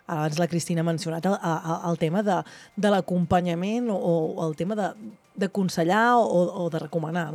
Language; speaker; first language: Catalan; native; Catalan